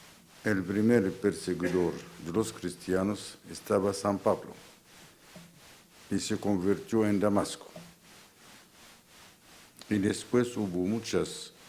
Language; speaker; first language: Spanish; non-native, fluent; Arabic